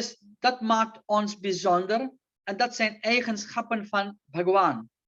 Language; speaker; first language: Dutch; non-native, local second language; Caribbean Hindustani